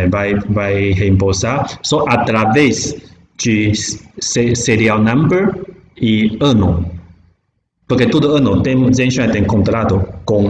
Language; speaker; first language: Portuguese; non-native, learner; Chinese